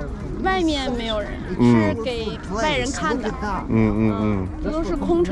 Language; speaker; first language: Chinese; native; Chinese